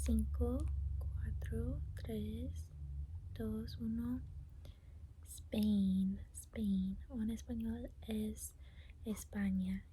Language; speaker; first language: Spanish; non-native, learner; English